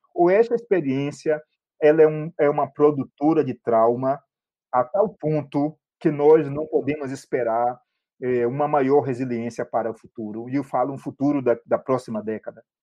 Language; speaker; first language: Portuguese; native; Portuguese